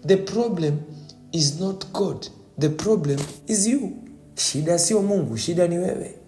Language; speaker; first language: English; non-native, local second language; Swahili